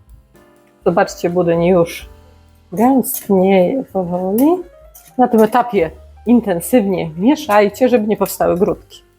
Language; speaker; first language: Polish; native; Polish